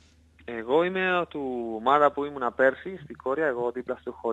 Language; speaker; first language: Greek; non-native, learner; Spanish